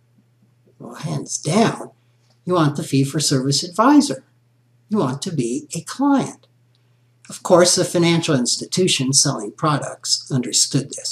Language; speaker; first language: English; native; English